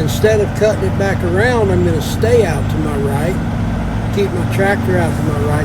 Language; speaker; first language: English; native; English